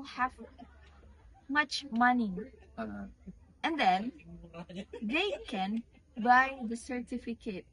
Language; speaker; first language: English; non-native, learner; Indonesian